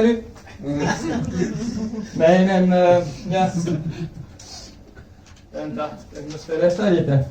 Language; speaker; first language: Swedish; non-native, fluent; French